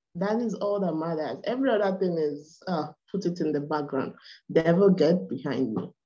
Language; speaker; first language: English; non-native, local second language; Igbo